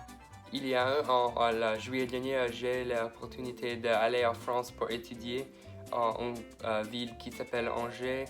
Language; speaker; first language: French; non-native, learner; English